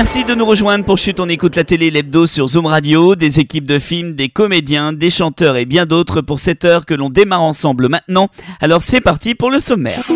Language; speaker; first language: French; native; French